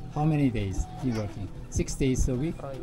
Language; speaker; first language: English; non-native, learner; Korean